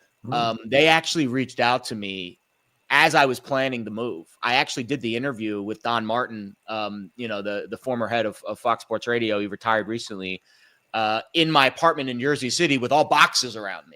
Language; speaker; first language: English; native; English